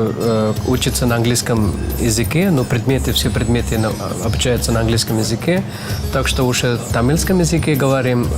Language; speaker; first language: Russian; non-native, fluent; Tamil